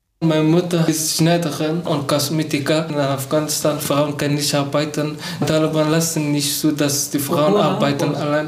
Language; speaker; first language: German; non-native, learner; Persian